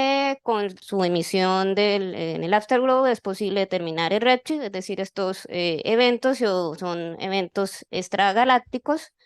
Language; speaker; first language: Spanish; native; Spanish